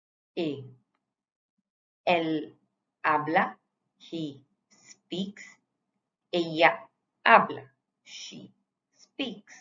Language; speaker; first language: Spanish; non-native, fluent; Hindi